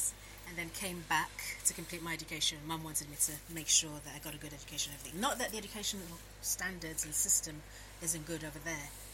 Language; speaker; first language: English; native; English